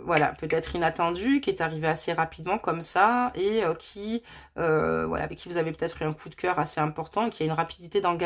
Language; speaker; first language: French; native; French